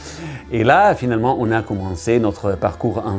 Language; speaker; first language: French; non-native, learner; Italian